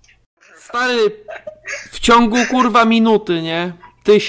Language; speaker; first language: Polish; native; Polish